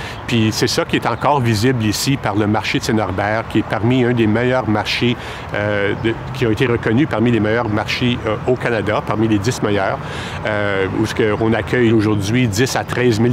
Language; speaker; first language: French; native; French